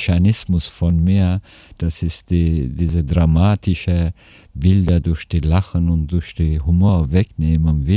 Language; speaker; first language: German; non-native, fluent; Turkish